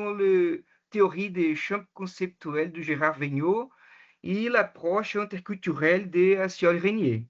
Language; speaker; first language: French; non-native, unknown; Portuguese